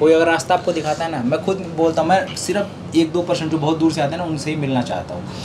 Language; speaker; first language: Hindi; native; Hindi